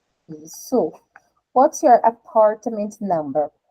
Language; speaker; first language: English; non-native, fluent; Portuguese